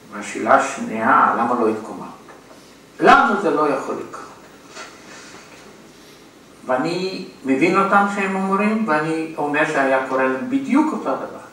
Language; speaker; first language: Hebrew; non-native, fluent; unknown